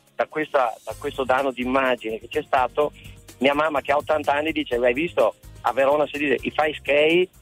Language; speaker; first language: Italian; native; Italian